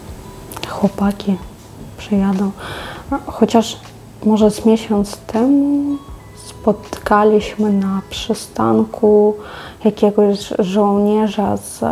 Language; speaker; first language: Polish; non-native, fluent; Russian